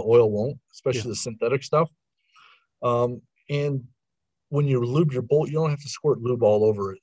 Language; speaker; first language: English; native; English